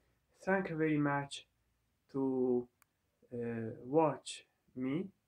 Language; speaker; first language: English; non-native, learner; Italian